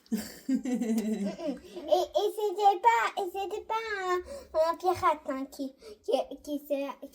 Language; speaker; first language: French; early bilingual, heritage; French